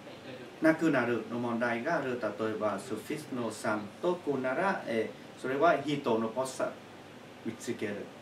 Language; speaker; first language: Japanese; non-native, learner; Chinese